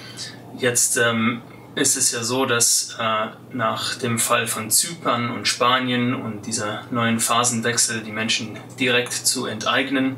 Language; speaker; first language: German; native; German